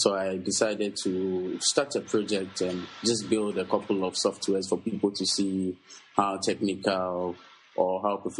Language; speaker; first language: English; non-native, local second language; Akan